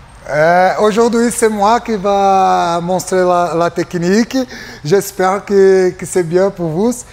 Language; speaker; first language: French; non-native, learner; Portuguese